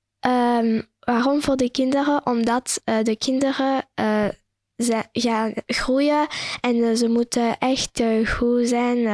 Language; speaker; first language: Dutch; non-native, local second language; French